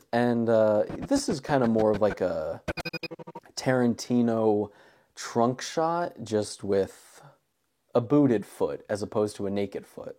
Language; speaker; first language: English; native; English